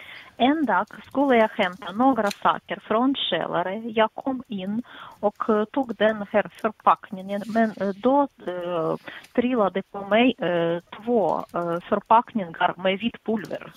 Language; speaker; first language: Swedish; non-native, fluent; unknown